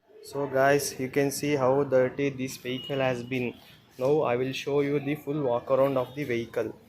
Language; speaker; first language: English; non-native, local second language; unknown